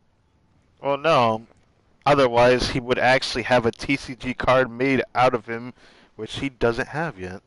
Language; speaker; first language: English; native; English